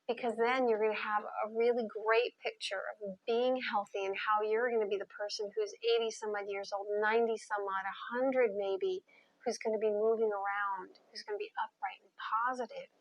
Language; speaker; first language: English; native; English